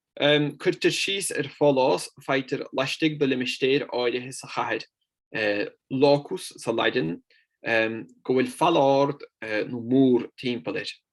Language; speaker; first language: Irish; non-native, fluent; Italian